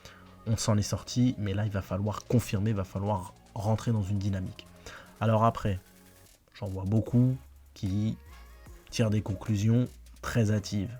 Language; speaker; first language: French; native; French